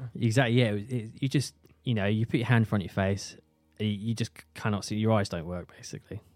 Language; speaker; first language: English; native; English